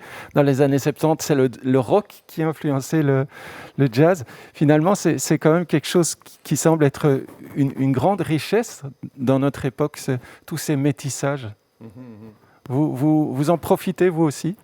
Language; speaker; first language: French; native; French